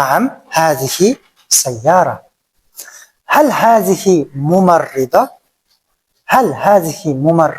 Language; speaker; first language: Arabic; non-native, fluent; Kyrgyz